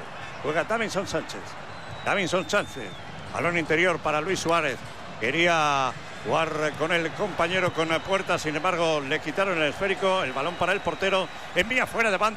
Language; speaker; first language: Spanish; native; Spanish